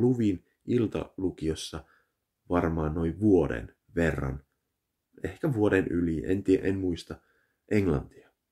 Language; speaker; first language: Finnish; early bilingual, heritage; Finnish